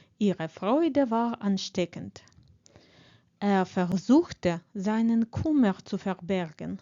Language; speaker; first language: German; non-native, fluent; Ukrainian